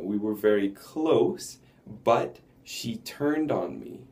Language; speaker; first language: English; native; English